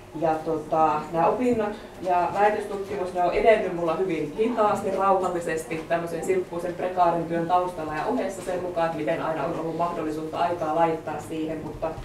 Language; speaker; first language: Finnish; native; Finnish